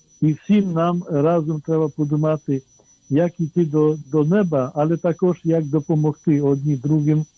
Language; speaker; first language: Ukrainian; non-native, fluent; Polish